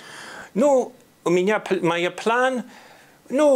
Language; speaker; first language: Russian; non-native, learner; English